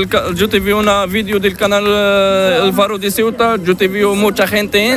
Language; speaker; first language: Spanish; non-native, learner; Arabic